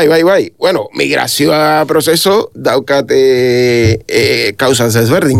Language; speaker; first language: Basque; non-native, learner; Spanish